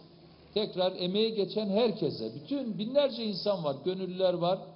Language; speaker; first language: Turkish; native; Turkish